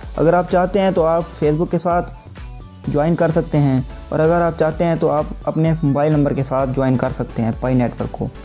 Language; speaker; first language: Urdu; native; Urdu